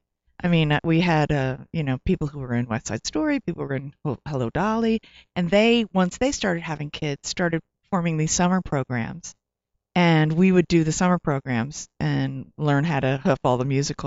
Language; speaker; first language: English; native; English